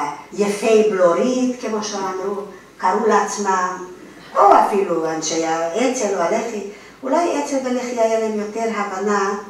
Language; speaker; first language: Hebrew; non-native, fluent; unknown